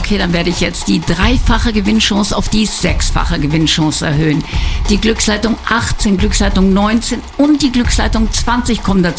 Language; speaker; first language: German; native; German